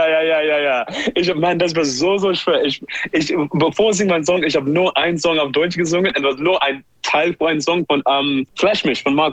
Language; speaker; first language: German; non-native, learner; English